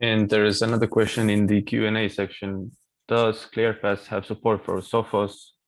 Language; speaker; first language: English; non-native, fluent; Estonian